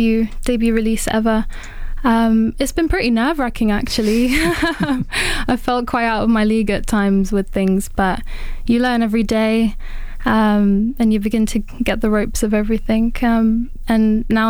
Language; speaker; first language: English; native; English